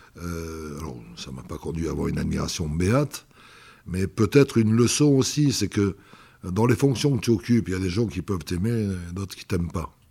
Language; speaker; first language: French; native; French